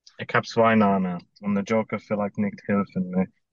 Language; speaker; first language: German; non-native, learner; English